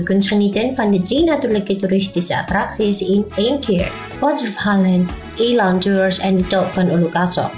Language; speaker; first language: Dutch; non-native, learner; Indonesian